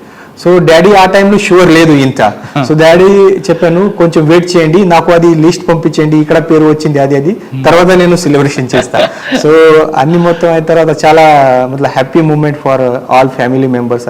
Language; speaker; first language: Telugu; non-native, learner; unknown